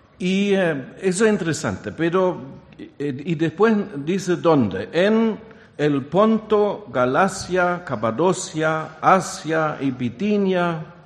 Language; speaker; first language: Spanish; non-native, fluent; German